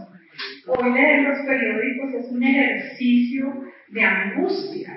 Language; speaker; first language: Spanish; native; Spanish